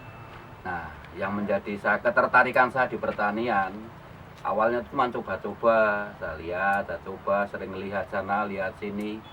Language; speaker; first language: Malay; non-native, local second language; Javanese